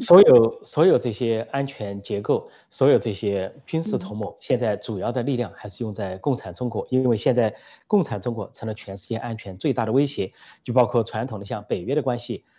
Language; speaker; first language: Chinese; native; Chinese